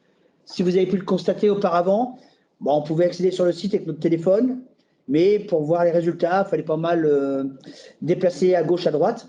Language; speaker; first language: French; native; French